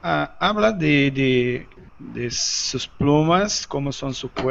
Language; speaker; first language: Spanish; non-native, learner; Portuguese